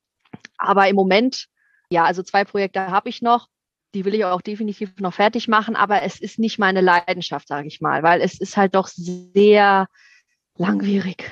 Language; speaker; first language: German; native; German